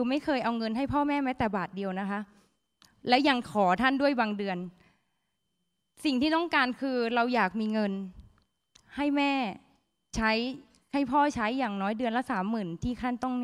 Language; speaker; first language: Thai; native; Thai